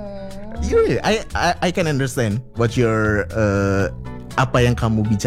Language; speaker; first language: English; non-native, fluent; Indonesian